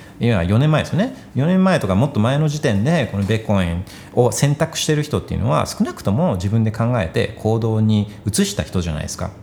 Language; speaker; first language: Japanese; early bilingual, heritage; Japanese